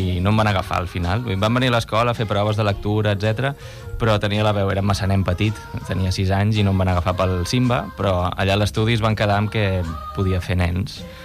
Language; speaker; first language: Catalan; non-native, local second language; Spanish